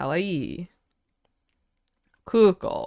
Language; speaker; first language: Japanese; non-native, learner; English